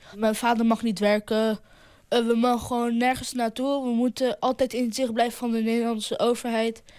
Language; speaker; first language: Dutch; early bilingual, other home language; Arabic